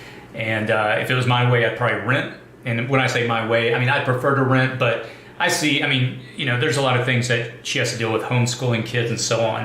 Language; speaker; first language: English; native; English